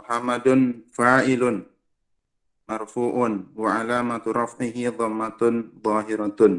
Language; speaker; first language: Arabic; non-native, learner; Indonesian